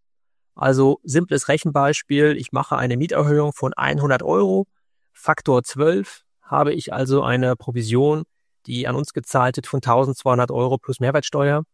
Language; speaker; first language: German; native; German